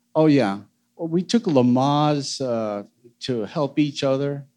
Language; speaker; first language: English; native; English